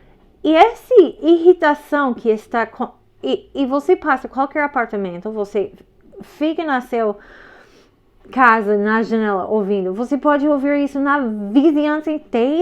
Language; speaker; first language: Portuguese; non-native, fluent; English